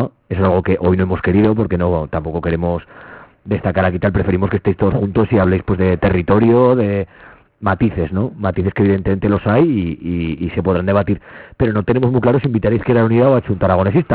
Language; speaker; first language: Spanish; native; Spanish